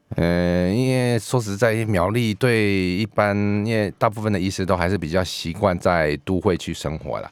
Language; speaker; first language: Chinese; native; Chinese